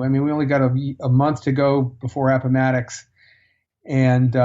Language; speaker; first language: English; native; English